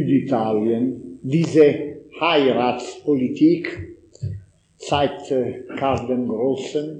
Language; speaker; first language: German; non-native, learner; Italian